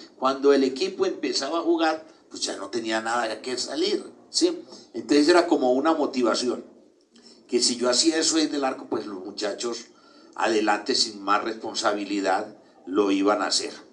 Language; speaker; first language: Spanish; native; Spanish